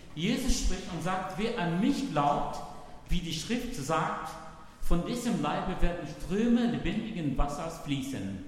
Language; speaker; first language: German; non-native, fluent; Arabic